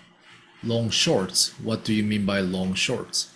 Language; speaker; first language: English; non-native, fluent; Korean